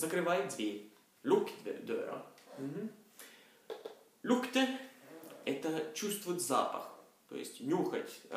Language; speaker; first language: Russian; non-native, fluent; Norwegian